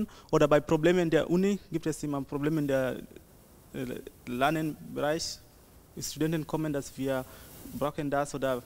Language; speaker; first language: German; non-native, learner; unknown